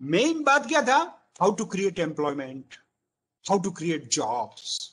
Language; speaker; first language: Hindi; non-native, local second language; Gujarati